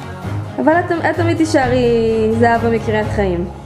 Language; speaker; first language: Hebrew; native; Hebrew